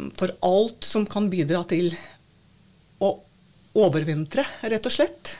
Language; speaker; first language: Norwegian; non-native, fluent; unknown